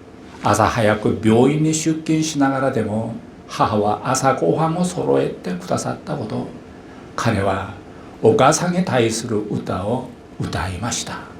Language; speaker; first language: Japanese; non-native, fluent; Korean